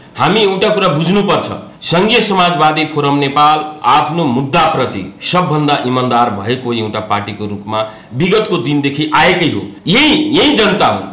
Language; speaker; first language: Nepali; non-native, local second language; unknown